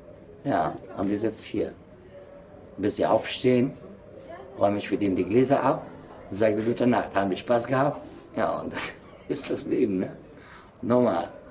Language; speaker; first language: German; non-native, fluent; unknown